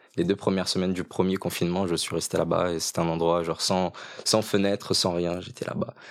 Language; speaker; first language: French; early bilingual, other home language; Portuguese